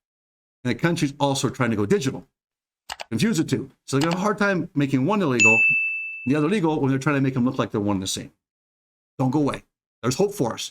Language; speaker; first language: English; native; English